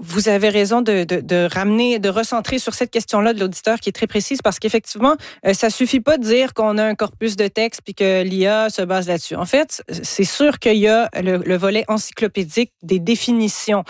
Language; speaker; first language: French; native; French